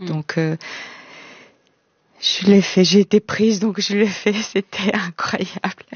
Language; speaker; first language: French; non-native, fluent; Korean